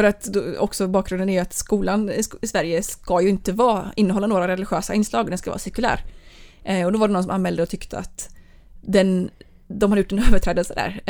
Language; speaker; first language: Swedish; native; Swedish